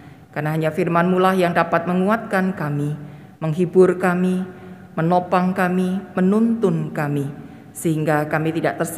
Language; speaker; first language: Indonesian; native; Indonesian